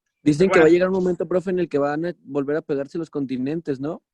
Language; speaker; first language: Spanish; native; Spanish